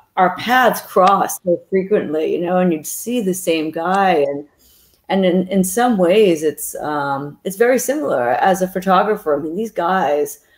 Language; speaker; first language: English; native; English